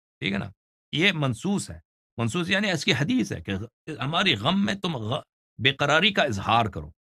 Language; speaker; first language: Urdu; non-native, fluent; Persian